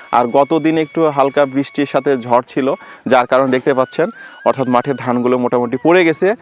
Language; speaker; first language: Bangla; native; Bangla